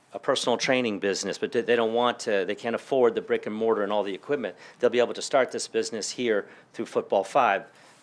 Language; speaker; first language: English; early bilingual, other home language; Spanish